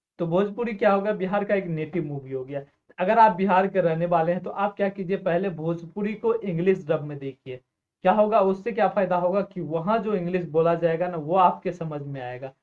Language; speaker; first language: Hindi; native; Hindi